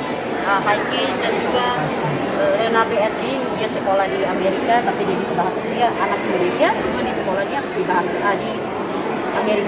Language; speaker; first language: Indonesian; non-native, fluent; Tetum